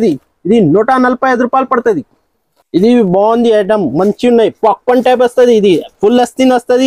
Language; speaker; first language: Telugu; non-native, local second language; Urdu